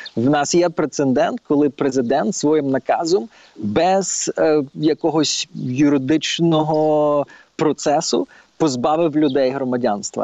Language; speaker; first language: Ukrainian; early bilingual, heritage; Ukrainian